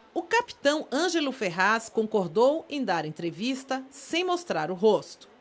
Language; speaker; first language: Portuguese; native; Portuguese